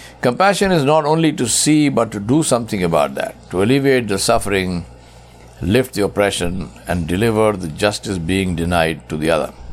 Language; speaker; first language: English; non-native, local second language; Urdu